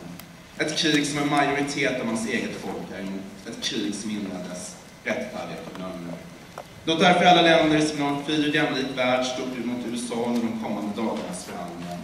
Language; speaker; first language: Swedish; native; Swedish